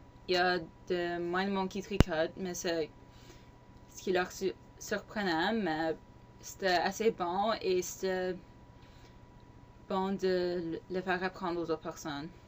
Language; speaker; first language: French; non-native, local second language; English